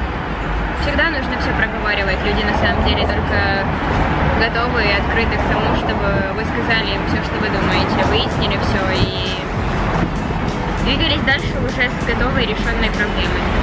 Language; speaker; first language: Russian; native; Russian